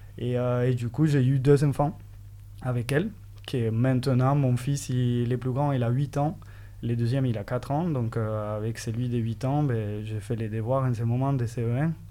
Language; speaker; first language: French; non-native, fluent; Spanish